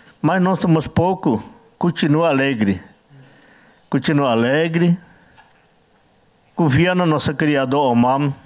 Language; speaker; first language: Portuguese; non-native, learner; Yanomámi